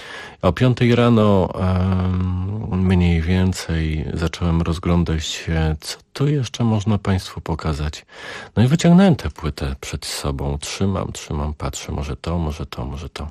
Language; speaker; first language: Polish; native; Polish